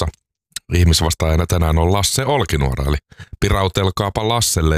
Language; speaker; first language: Finnish; native; Finnish